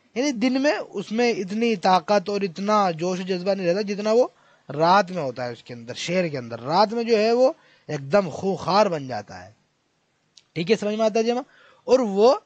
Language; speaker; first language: Urdu; native; Urdu